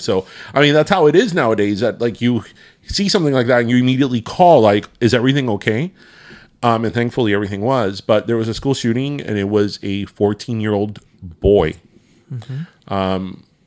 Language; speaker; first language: English; early bilingual, other home language; Spanish